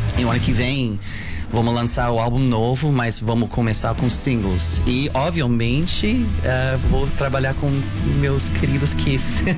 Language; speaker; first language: Portuguese; non-native, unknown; English